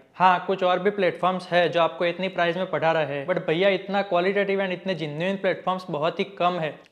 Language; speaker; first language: Hindi; non-native, local second language; Gujarati